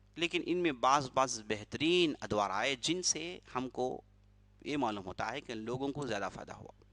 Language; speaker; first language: Urdu; native; Urdu